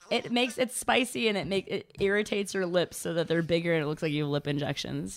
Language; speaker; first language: English; native; English